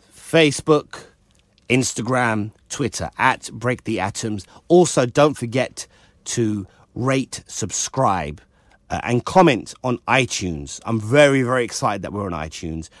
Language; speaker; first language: English; early bilingual, other home language; Hindi